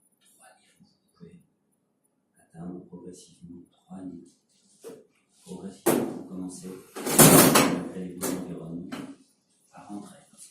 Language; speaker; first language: French; native; French